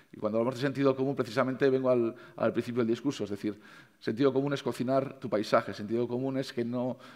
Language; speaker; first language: Spanish; native; Spanish